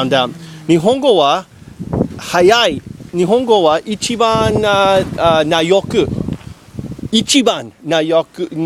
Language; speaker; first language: Japanese; non-native, learner; English